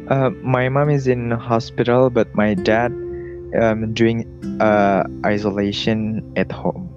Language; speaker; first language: English; non-native, learner; Indonesian